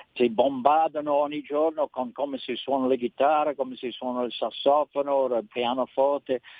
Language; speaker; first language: Italian; non-native, fluent; English